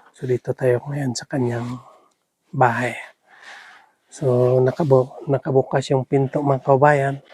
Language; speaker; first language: Filipino; non-native, local second language; Cebuano